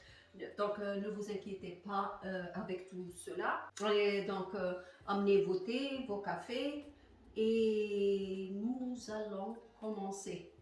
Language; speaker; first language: French; non-native, fluent; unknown